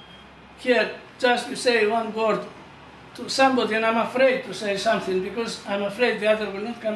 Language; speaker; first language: English; non-native, fluent; Greek